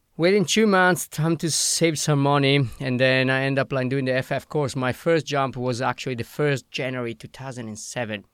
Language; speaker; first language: English; non-native, fluent; Italian